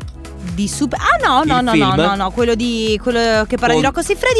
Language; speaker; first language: Italian; native; Italian